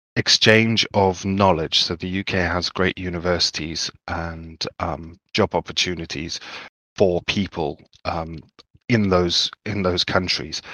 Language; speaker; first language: English; native; English